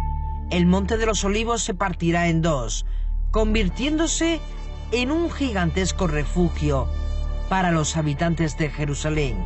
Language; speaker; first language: Spanish; native; Spanish